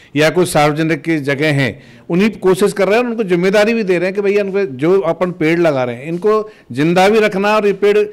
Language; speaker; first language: Hindi; native; Hindi